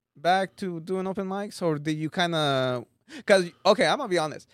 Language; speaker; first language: English; early bilingual, other home language; Spanish